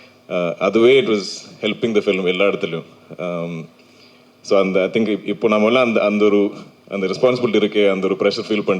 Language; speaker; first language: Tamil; non-native, local second language; Malayalam